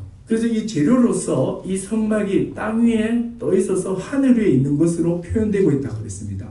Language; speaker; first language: Korean; native; Korean